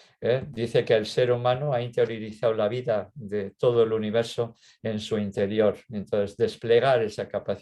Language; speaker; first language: Spanish; native; Spanish